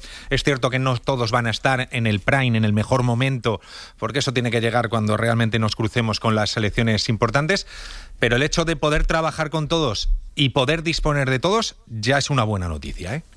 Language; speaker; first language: Spanish; native; Spanish